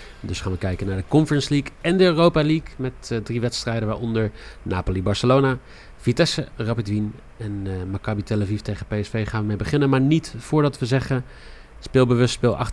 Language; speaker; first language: Dutch; native; Dutch